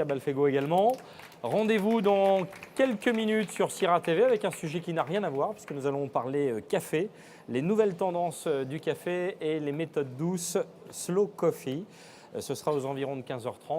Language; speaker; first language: French; native; French